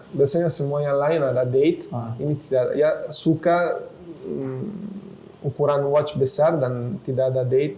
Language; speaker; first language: Indonesian; non-native, fluent; Italian